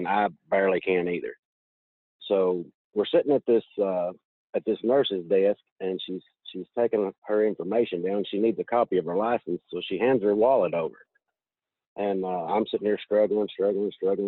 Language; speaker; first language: English; native; English